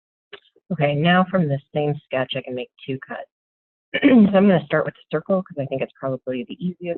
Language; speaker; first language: English; native; English